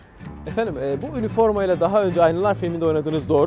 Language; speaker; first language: Turkish; native; Turkish